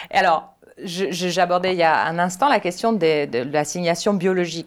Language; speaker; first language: French; native; French